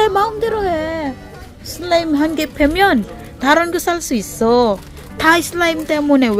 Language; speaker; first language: Korean; non-native, fluent; Filipino